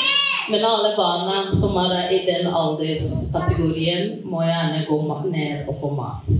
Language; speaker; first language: Norwegian; early bilingual, other home language; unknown